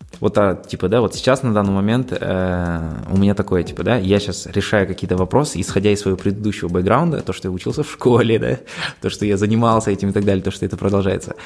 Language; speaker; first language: Russian; native; Russian